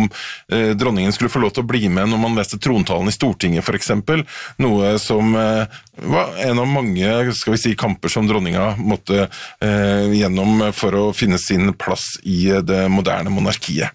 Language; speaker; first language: Norwegian; native; Norwegian